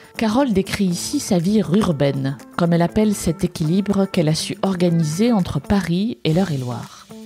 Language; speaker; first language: French; native; French